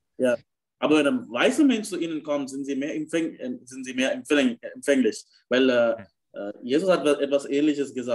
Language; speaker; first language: German; non-native, fluent; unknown